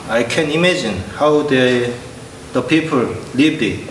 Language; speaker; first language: English; non-native, learner; Korean